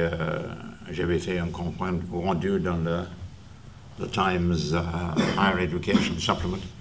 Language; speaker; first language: French; non-native, fluent; English